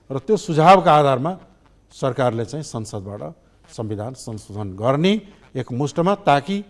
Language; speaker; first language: Nepali; non-native, local second language; Maithili